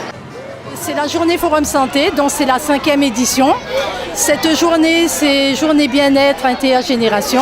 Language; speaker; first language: French; native; French